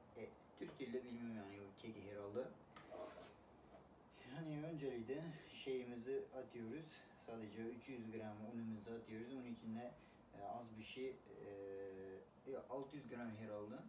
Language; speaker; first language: Turkish; non-native, learner; Uzbek